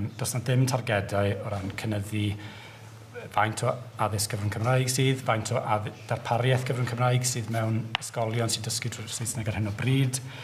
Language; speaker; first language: Welsh; native; Welsh